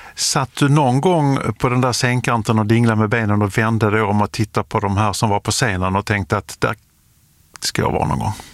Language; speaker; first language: Swedish; native; Swedish